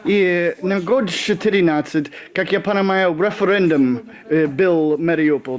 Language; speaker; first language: Russian; non-native, learner; English